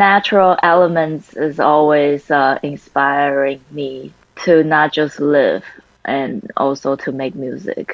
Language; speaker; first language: English; non-native, fluent; Chinese